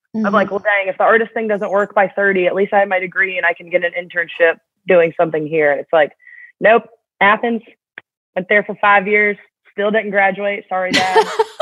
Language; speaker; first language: English; native; English